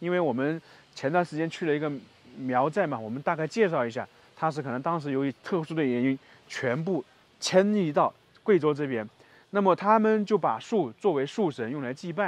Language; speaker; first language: Chinese; native; Chinese